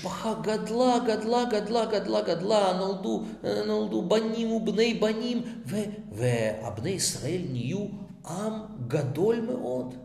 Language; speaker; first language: Hebrew; non-native, fluent; Russian